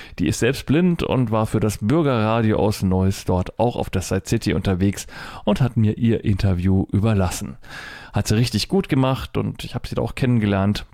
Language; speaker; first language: German; native; German